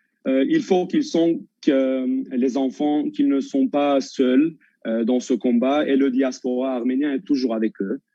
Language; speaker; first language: French; non-native, local second language; Armenian